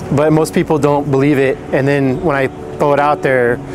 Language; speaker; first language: English; early bilingual, other home language; Spanish